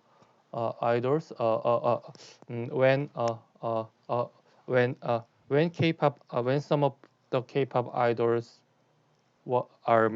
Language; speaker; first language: English; non-native, learner; Korean